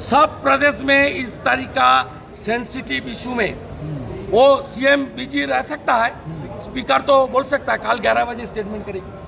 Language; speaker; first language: Hindi; non-native, local second language; Bangla